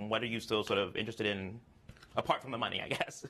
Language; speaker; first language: English; native; English